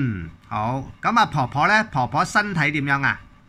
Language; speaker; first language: Cantonese; native; Cantonese